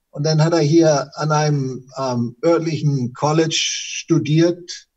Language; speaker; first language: German; native; German